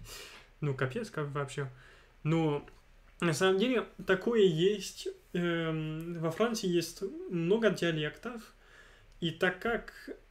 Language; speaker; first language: Russian; non-native, fluent; French